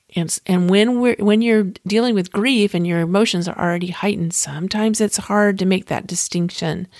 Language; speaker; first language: English; native; English